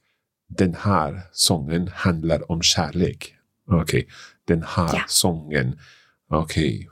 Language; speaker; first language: Swedish; non-native, learner; English